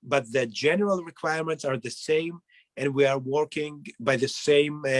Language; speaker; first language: English; non-native, fluent; Hebrew